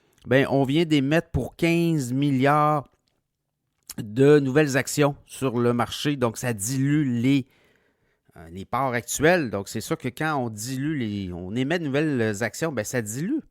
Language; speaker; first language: French; native; French